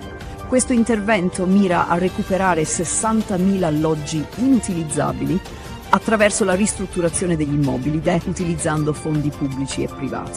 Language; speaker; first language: Italian; native; Italian